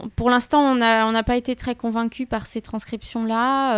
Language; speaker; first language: French; native; French